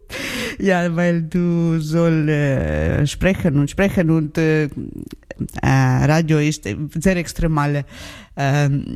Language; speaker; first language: German; non-native, learner; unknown